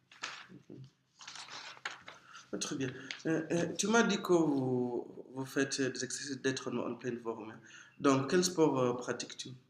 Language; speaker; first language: French; non-native, fluent; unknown